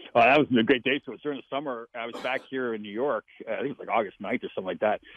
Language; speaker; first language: English; native; English